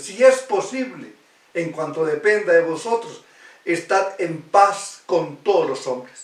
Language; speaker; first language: Spanish; native; Spanish